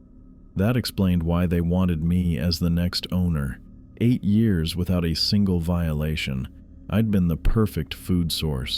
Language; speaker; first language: English; native; English